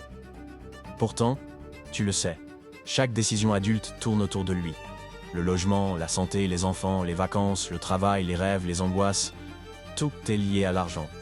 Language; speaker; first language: French; native; French